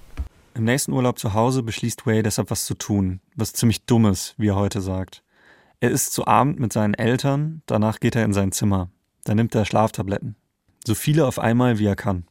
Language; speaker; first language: German; native; German